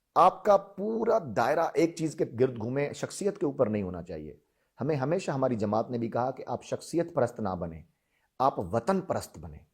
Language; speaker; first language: Urdu; non-native, local second language; Sindhi